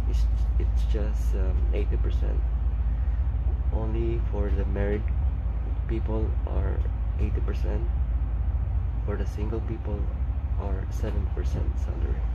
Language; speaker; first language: English; non-native, local second language; Filipino